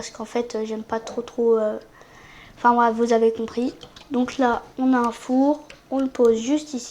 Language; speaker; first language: French; native; French